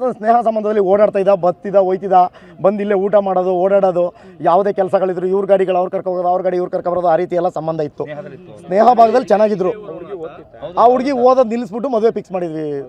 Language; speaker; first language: Kannada; native; Kannada